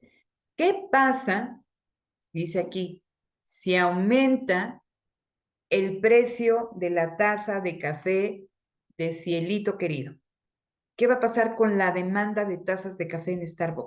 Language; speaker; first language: Spanish; native; Spanish